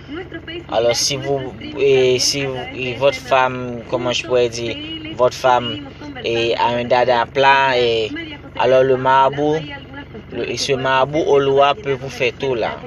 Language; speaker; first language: French; non-native, learner; Haitian Creole